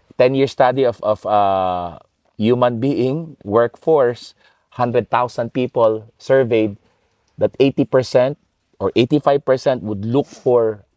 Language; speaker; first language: English; non-native, local second language; Filipino